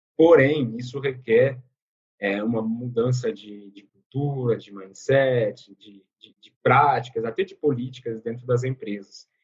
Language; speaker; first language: Portuguese; non-native, fluent; French